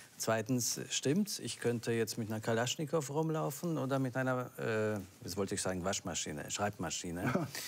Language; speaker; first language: German; early bilingual, other home language; Polish